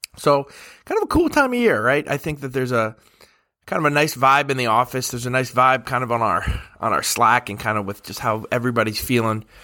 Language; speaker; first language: English; native; English